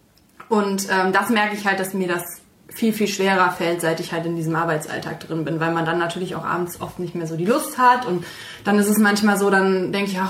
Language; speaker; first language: German; native; German